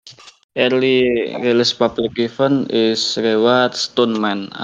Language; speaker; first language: English; non-native, learner; Indonesian